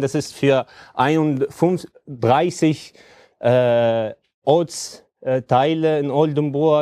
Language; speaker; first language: German; non-native, fluent; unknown